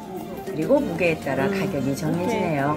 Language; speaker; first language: Korean; native; Korean